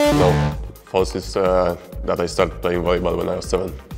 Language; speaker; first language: English; non-native, learner; Polish